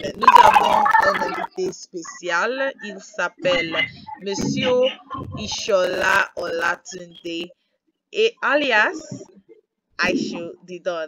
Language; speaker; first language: French; non-native, fluent; Igbo